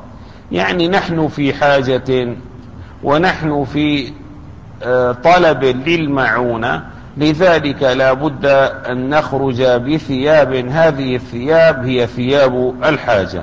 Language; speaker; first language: Arabic; native; Arabic